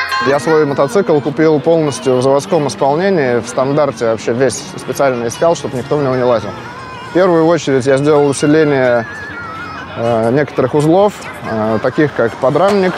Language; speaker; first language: Russian; native; Russian